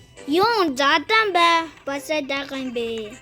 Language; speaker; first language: Mongolian; early bilingual, heritage; Mongolian